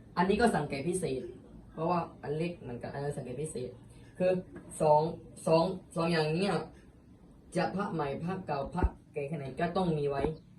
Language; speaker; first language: Thai; native; Thai